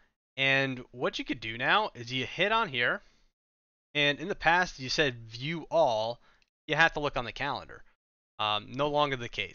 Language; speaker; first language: English; native; English